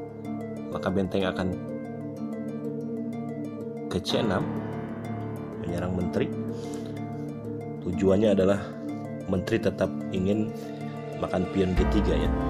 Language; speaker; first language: Indonesian; native; Indonesian